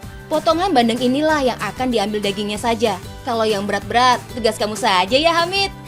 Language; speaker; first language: Indonesian; native; Indonesian